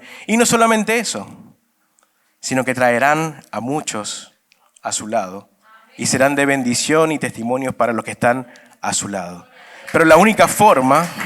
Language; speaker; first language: Spanish; native; Spanish